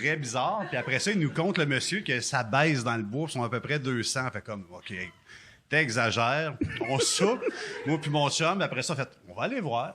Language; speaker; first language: French; native; French